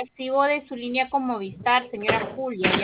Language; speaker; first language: Spanish; native; Spanish